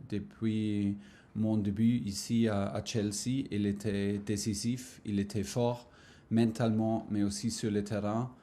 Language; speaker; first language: French; non-native, learner; German